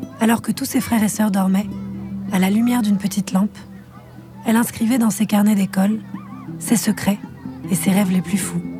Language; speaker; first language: French; native; French